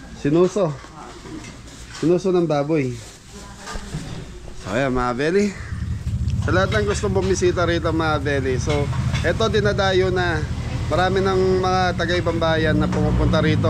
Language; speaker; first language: Filipino; native; Filipino